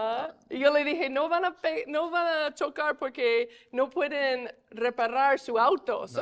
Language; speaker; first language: Spanish; non-native, fluent; English